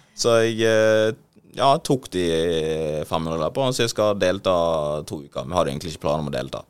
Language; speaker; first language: Norwegian; early bilingual, other home language; Swahili